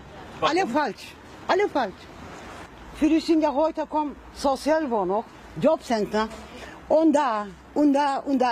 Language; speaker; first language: German; non-native, learner; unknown